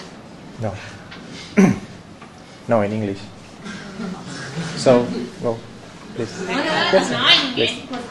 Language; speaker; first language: English; non-native, fluent; Spanish